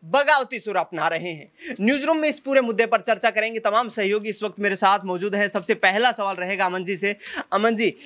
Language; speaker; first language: Hindi; native; Hindi